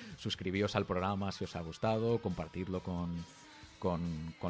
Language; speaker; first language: Spanish; native; Spanish